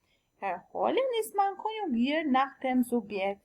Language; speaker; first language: German; non-native, learner; Albanian